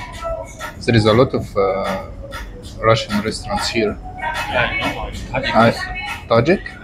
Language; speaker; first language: English; non-native, fluent; Arabic